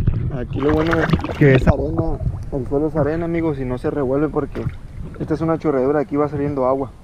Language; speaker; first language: Spanish; native; Spanish